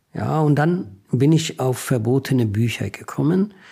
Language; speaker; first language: German; non-native, fluent; Persian